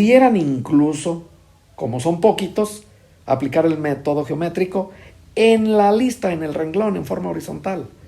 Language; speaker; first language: Spanish; native; Spanish